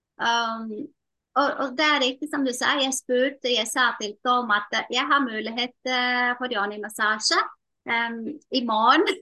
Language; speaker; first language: Norwegian; non-native, fluent; Latvian